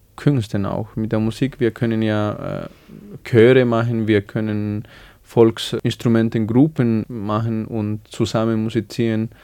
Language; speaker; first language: German; non-native, learner; Spanish